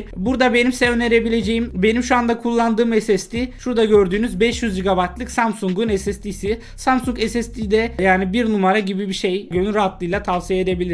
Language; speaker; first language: Turkish; native; Turkish